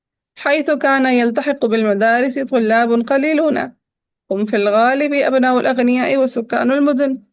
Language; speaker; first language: Arabic; non-native, fluent; Urdu